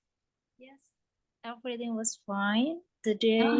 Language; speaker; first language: English; non-native, learner; Indonesian